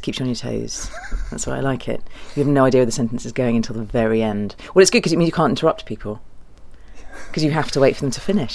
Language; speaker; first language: English; early bilingual, other home language; German